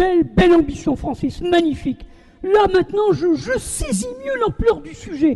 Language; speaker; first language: French; native; French